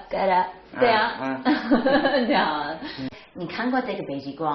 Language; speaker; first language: Chinese; non-native, learner; English